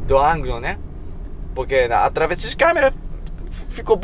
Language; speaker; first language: Portuguese; non-native, fluent; Japanese